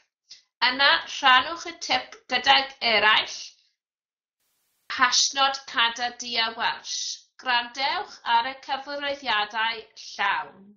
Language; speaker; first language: Welsh; non-native, fluent; English